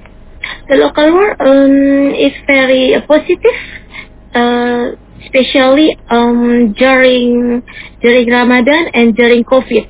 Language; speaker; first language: English; non-native, learner; Indonesian